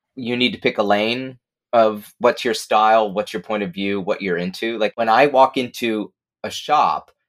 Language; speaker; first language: English; native; English